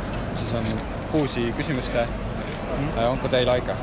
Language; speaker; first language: Finnish; non-native, learner; Estonian